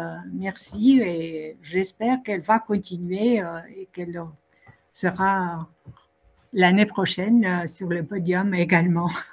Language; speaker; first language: French; non-native, fluent; Romanian